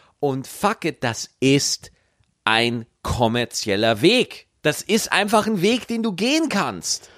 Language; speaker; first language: German; native; German